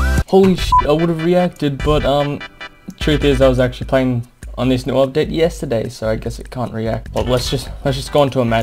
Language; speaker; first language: English; native; English